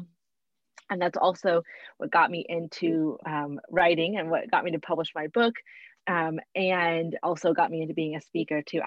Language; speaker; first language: English; native; English